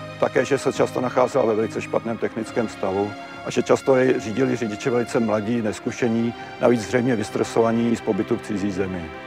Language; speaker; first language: Czech; native; Czech